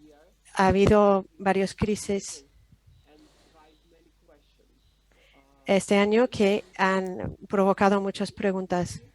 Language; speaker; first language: Spanish; non-native, fluent; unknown